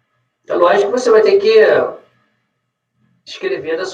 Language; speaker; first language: Portuguese; native; Portuguese